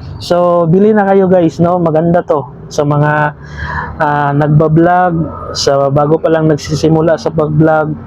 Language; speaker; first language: Filipino; non-native, local second language; Cebuano